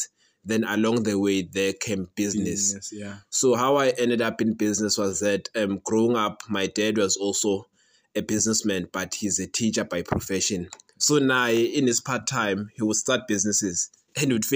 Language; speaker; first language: English; non-native, local second language; Swati